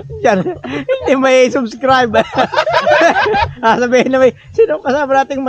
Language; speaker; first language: Filipino; native; Filipino